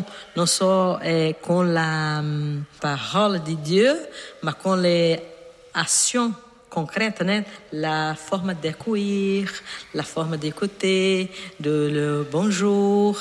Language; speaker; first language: French; non-native, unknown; Portuguese